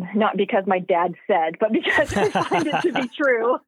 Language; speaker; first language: English; native; English